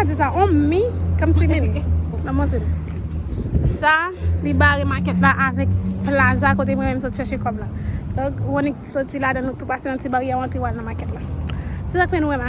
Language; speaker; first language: French; non-native, learner; Haitian Creole